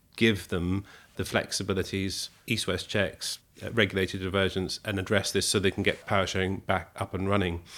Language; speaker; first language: English; native; English